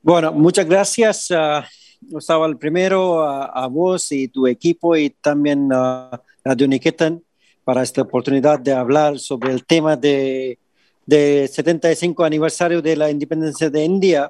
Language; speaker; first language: Spanish; non-native, fluent; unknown